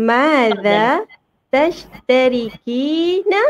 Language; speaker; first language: Arabic; non-native, local second language; Malay